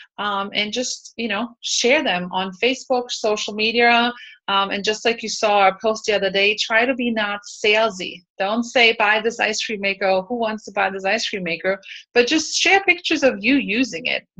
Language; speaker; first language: English; native; English